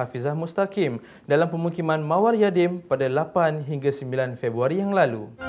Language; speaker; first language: Malay; native; Malay